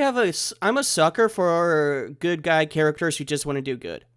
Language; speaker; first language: English; native; English